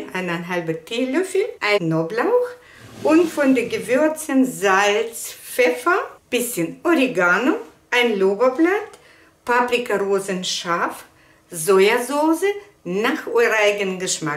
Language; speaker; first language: German; non-native, fluent; Russian